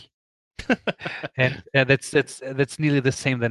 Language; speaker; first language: English; non-native, fluent; German